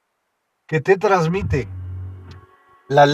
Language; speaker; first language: Spanish; native; Spanish